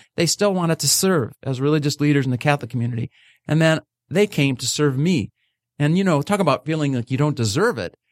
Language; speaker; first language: English; native; English